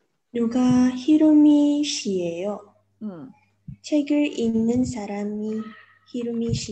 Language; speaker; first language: Korean; non-native, learner; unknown